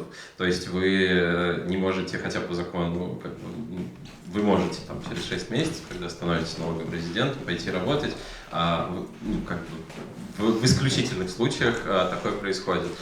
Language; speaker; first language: Russian; native; Russian